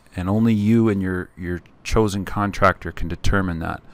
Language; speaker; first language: English; native; English